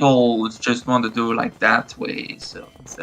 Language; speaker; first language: English; non-native, fluent; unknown